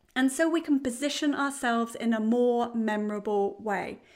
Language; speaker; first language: English; native; English